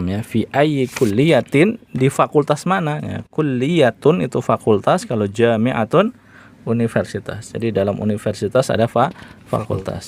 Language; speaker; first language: Indonesian; native; Indonesian